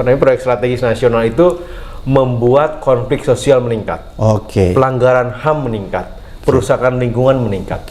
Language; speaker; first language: Indonesian; native; Indonesian